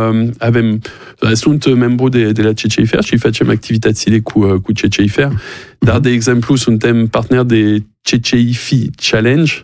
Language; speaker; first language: Romanian; non-native, learner; French